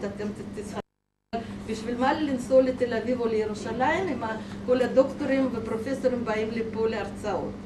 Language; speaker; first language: Hebrew; non-native, fluent; Russian